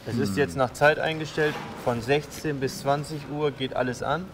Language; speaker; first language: German; native; German